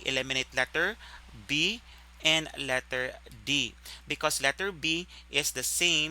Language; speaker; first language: English; non-native, local second language; Filipino